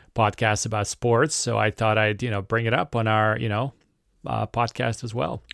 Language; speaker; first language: English; non-native, fluent; Serbian